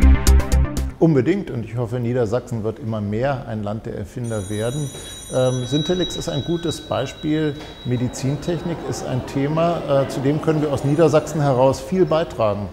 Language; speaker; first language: German; native; German